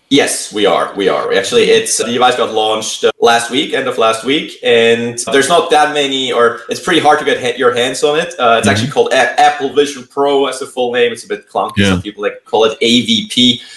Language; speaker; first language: English; non-native, fluent; Swiss German